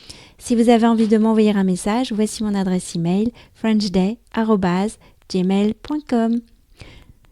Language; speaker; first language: French; native; French